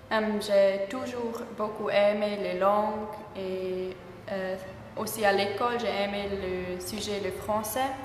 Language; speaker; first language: French; non-native, learner; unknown